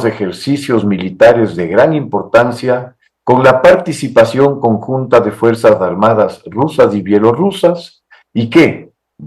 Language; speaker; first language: Spanish; native; Spanish